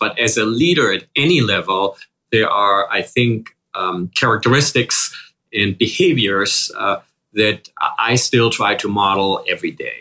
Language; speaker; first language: English; non-native, fluent; German